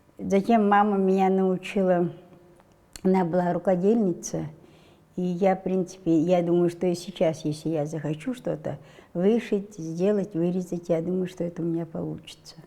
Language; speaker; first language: Russian; non-native, local second language; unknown